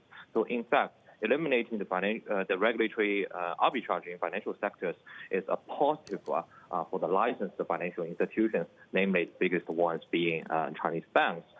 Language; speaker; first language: English; non-native, fluent; Chinese